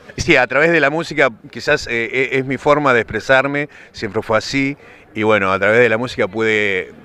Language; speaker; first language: Spanish; native; Spanish